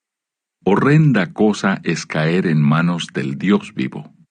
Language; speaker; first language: Spanish; native; Spanish